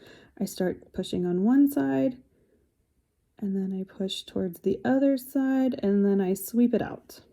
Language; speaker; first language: English; native; English